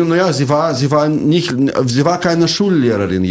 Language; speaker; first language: German; non-native, fluent; Russian